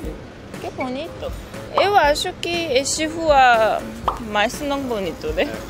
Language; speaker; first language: Portuguese; non-native, learner; Korean